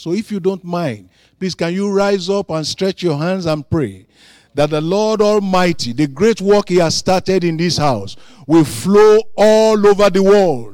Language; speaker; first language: English; non-native, local second language; Yoruba